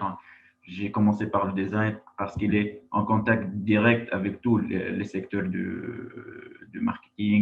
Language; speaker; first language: French; non-native, local second language; Arabic